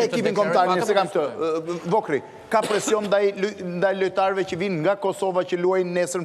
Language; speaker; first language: Albanian; native; Albanian